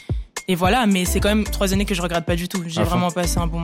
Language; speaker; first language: French; early bilingual, other home language; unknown